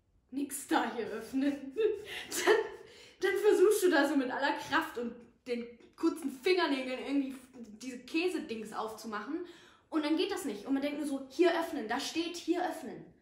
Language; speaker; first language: German; native; German